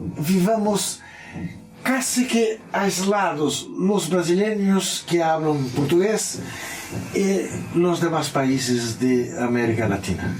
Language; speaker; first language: Spanish; non-native, learner; Portuguese